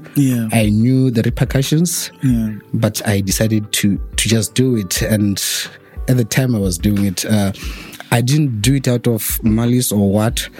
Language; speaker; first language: English; non-native, local second language; Tswana